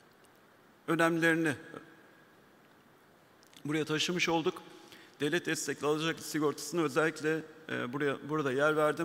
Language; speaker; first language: Turkish; native; Turkish